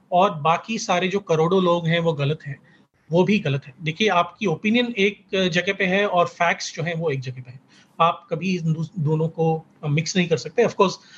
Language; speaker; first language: Hindi; native; Hindi